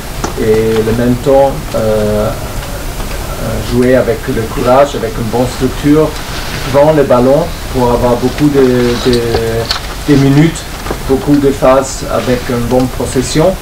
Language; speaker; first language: French; non-native, fluent; German